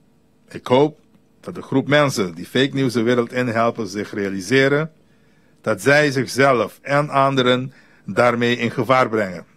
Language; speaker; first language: Dutch; native; Dutch